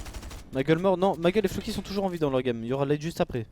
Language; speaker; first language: French; native; French